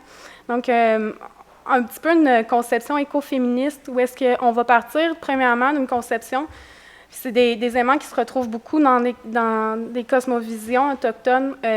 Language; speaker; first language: French; native; French